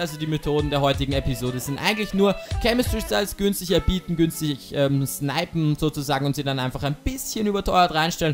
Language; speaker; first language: German; native; German